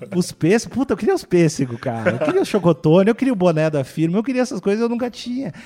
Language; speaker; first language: Portuguese; native; Portuguese